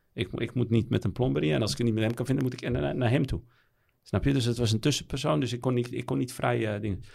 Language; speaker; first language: Dutch; early bilingual, other home language; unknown